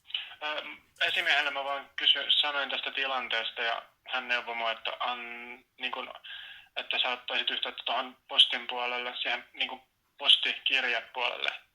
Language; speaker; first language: Finnish; native; Finnish